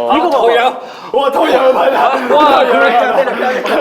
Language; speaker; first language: Korean; non-native, local second language; Chinese